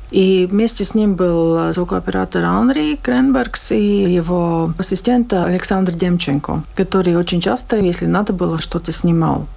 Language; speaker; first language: Russian; non-native, local second language; Latvian